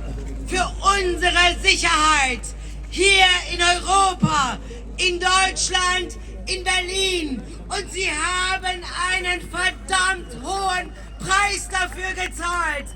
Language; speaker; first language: German; early bilingual, other home language; Kurdish